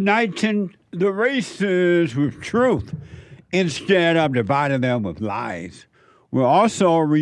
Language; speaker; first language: English; native; English